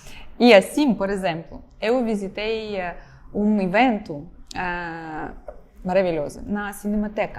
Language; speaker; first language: Portuguese; non-native, fluent; Ukrainian